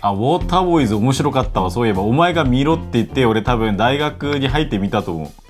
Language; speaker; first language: Japanese; non-native, fluent; Korean